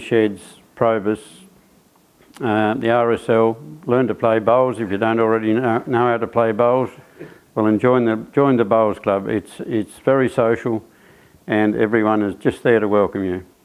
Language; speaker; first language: English; native; English